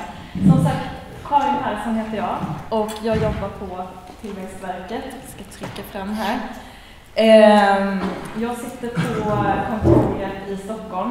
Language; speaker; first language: Swedish; native; Swedish